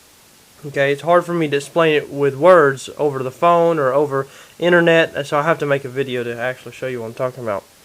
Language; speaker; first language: English; native; English